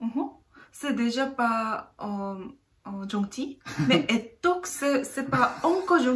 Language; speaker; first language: French; non-native, learner; Korean